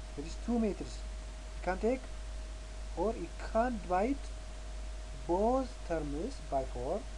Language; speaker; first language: English; non-native, local second language; Amharic